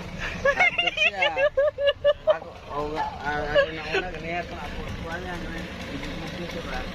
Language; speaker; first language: Filipino; non-native, local second language; Cebuano